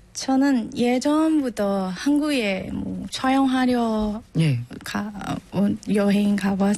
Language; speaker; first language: Korean; non-native, learner; Burmese